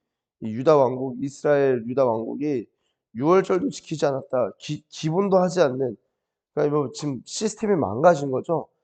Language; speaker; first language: Korean; native; Korean